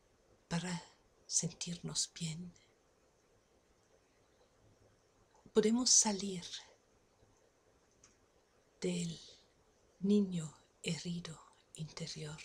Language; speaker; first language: Spanish; non-native, fluent; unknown